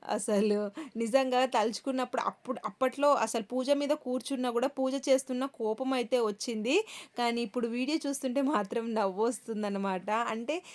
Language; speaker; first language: Telugu; non-native, local second language; Kannada